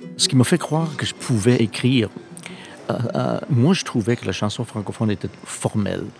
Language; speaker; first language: French; non-native, local second language; English